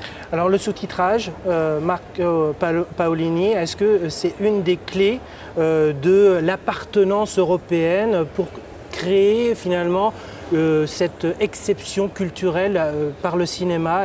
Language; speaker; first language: French; native; French